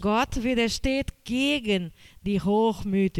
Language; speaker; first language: German; non-native, learner; Portuguese